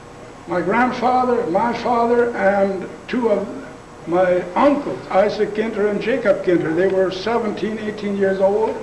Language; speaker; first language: English; non-native, local second language; Plautdietsch